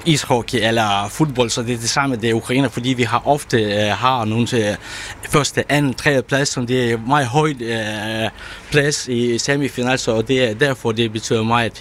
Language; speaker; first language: Danish; non-native, learner; Ukrainian